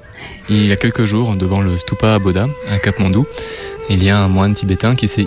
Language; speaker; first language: French; native; French